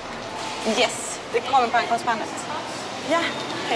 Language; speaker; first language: Swedish; native; Swedish